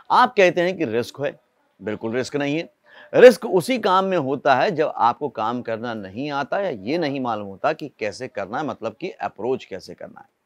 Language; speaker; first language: Hindi; native; Hindi